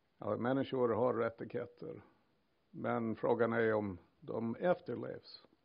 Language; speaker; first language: Swedish; non-native, fluent; English